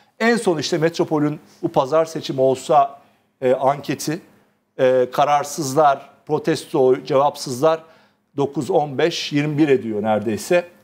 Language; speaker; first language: Turkish; native; Turkish